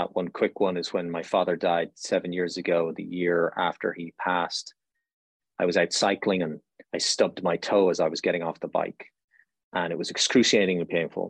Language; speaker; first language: English; native; English